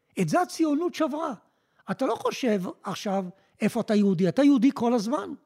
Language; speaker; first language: Hebrew; early bilingual, other home language; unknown